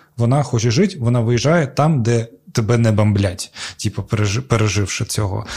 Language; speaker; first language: Ukrainian; non-native, local second language; Crimean Tatar